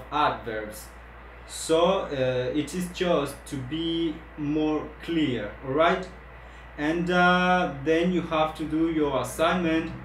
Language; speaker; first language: English; non-native, fluent; Spanish